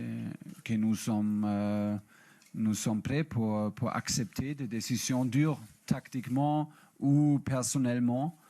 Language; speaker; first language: French; non-native, fluent; German